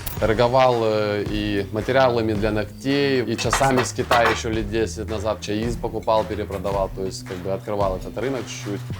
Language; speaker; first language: Russian; native; Russian